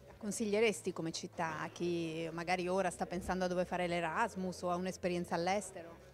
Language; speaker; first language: Italian; native; Italian